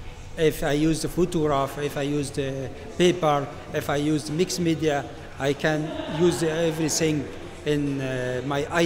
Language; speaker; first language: English; non-native, learner; Arabic